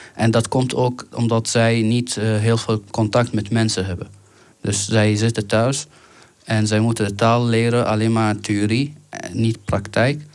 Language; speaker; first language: Dutch; non-native, fluent; Arabic